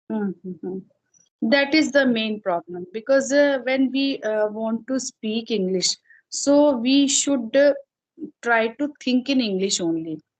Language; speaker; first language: English; non-native, fluent; Hindi